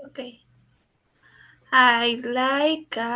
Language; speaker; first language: English; non-native, learner; Spanish